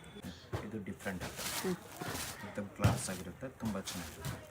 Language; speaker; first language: Kannada; non-native, local second language; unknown